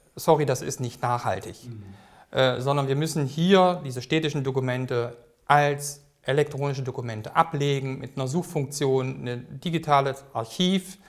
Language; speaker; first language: German; native; German